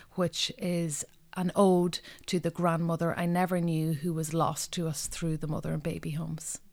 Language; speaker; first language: English; non-native, local second language; Irish